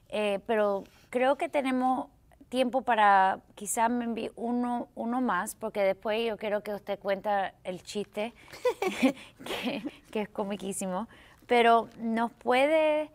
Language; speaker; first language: Spanish; early bilingual, heritage; Spanish